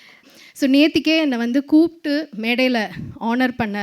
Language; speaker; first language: Tamil; native; Tamil